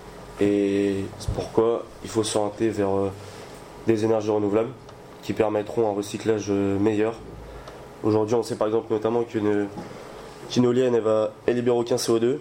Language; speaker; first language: French; native; French